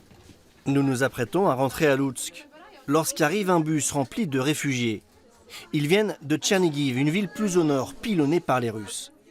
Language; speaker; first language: French; native; French